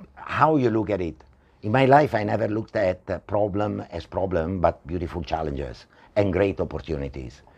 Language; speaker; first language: English; non-native, fluent; Italian